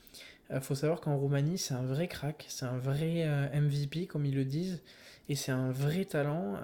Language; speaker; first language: French; native; French